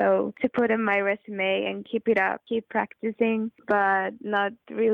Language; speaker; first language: English; non-native, fluent; Finnish